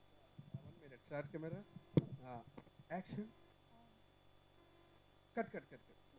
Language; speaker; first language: Telugu; native; Telugu